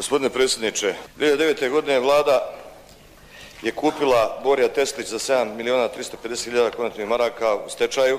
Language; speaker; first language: Croatian; native; Croatian